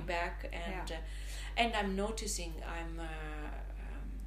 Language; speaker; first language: English; non-native, fluent; Italian